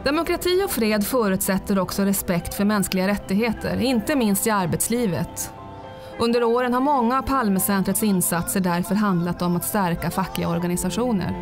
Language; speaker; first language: Swedish; native; Swedish